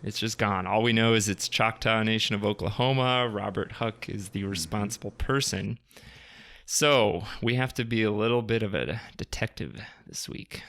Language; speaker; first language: English; native; English